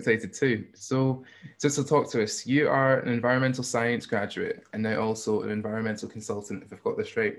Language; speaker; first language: English; native; English